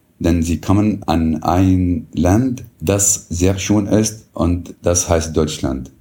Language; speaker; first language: German; non-native, fluent; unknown